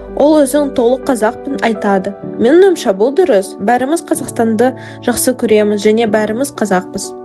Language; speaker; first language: Kazakh; non-native, local second language; Russian